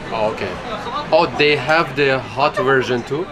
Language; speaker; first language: English; non-native, fluent; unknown